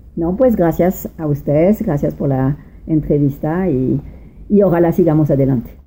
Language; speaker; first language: Spanish; non-native, fluent; French